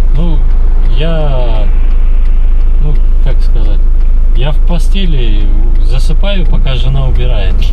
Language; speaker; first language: Russian; non-native, fluent; Uzbek